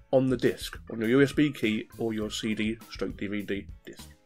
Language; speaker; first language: English; native; English